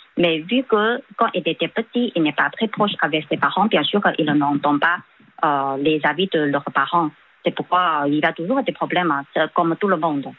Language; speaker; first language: French; non-native, fluent; Chinese